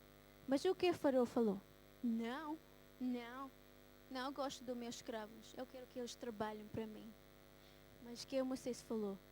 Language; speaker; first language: Portuguese; early bilingual, heritage; Portuguese